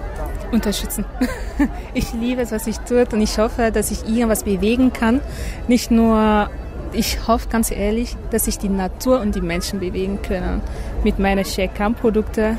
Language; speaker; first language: German; non-native, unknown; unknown